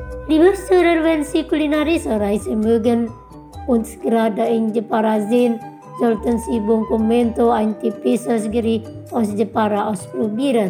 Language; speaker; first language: German; non-native, fluent; Indonesian